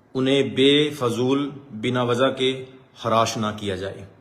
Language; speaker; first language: Hindi; non-native, local second language; Punjabi